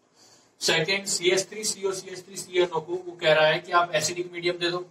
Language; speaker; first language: Hindi; native; Hindi